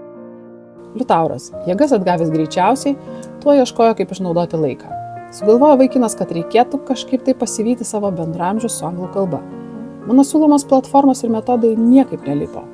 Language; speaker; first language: Lithuanian; native; Lithuanian